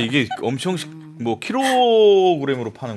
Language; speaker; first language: Korean; native; Korean